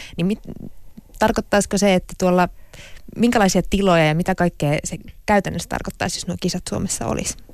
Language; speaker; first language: Finnish; native; Finnish